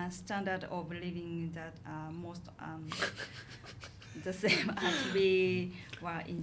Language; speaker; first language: English; non-native, learner; Japanese